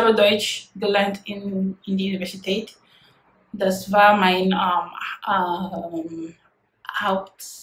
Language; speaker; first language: German; non-native, learner; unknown